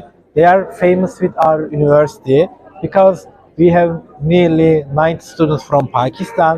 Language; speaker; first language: English; non-native, fluent; Turkish